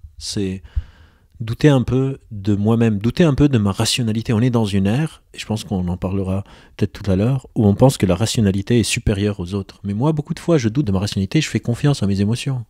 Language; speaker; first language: French; non-native, local second language; Arabic